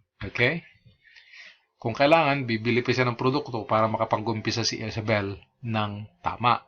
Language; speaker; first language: Filipino; non-native, local second language; Iloko